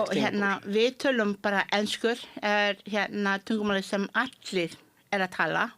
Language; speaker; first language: Icelandic; non-native, fluent; Malay